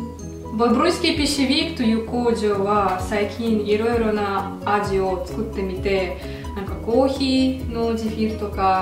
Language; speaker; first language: Japanese; non-native, learner; Russian